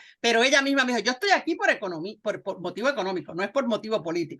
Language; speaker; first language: Spanish; native; Spanish